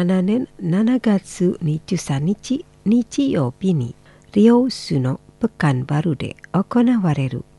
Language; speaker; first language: Japanese; non-native, fluent; Indonesian